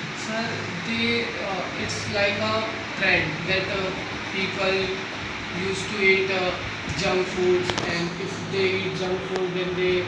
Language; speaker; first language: English; non-native, learner; Hindi